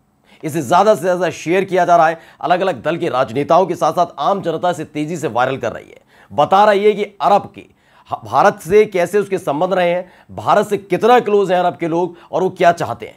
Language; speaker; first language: Hindi; native; Hindi